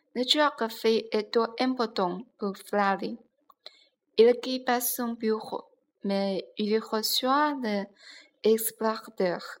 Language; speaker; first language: French; non-native, learner; Chinese